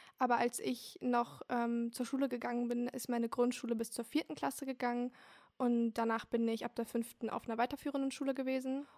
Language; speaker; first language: German; early bilingual, other home language; Turkish